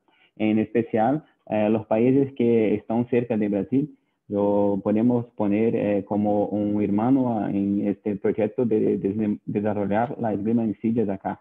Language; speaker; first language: Spanish; non-native, learner; Portuguese